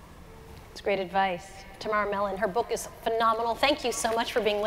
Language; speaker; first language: English; native; English